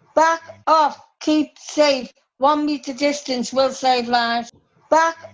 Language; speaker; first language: English; native; English